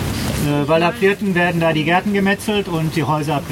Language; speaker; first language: German; native; German